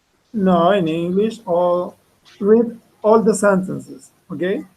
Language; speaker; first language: English; non-native, fluent; Spanish